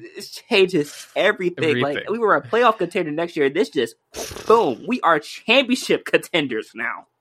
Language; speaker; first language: English; native; English